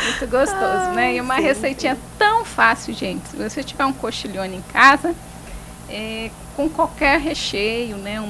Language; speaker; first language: Portuguese; native; Portuguese